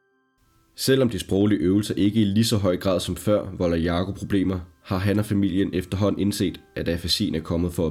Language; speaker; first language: Danish; native; Danish